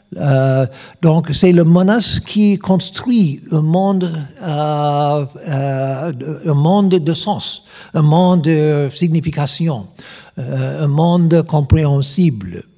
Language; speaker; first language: French; non-native, learner; English